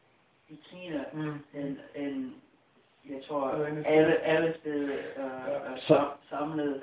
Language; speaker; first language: Danish; non-native, fluent; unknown